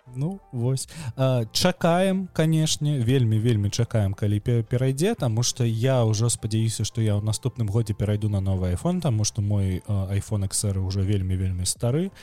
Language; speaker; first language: Belarusian; non-native, local second language; Russian